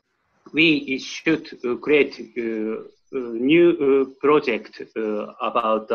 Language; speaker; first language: English; non-native, learner; Japanese